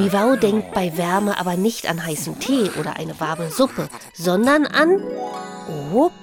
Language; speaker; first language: German; native; German